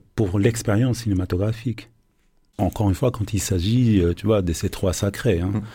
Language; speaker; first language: French; non-native, local second language; Arabic